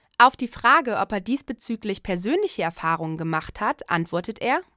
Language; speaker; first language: German; native; German